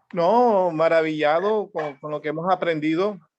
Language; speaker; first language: Spanish; native; Spanish